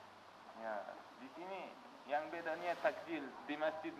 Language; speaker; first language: Indonesian; non-native, learner; Uzbek